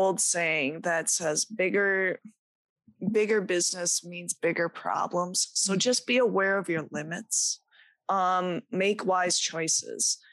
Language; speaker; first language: English; native; English